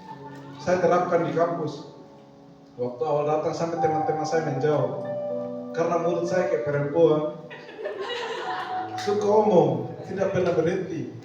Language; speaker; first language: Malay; non-native, local second language; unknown